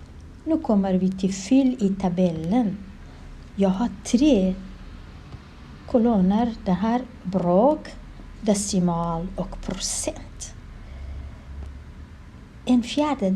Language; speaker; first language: Swedish; non-native, learner; Kurdish